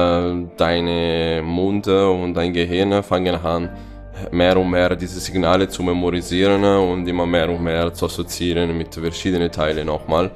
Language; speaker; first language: German; non-native, fluent; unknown